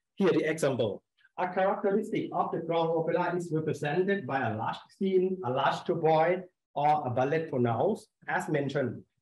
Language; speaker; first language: English; non-native, learner; Thai